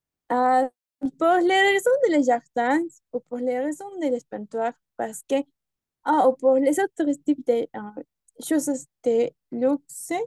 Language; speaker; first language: French; non-native, learner; Spanish